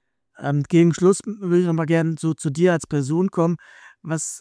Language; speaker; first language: German; native; German